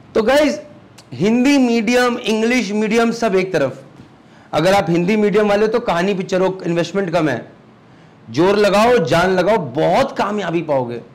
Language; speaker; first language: Hindi; native; Hindi